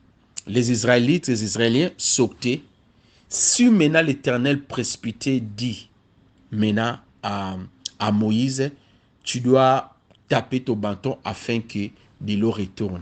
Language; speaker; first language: French; non-native, local second language; Lingala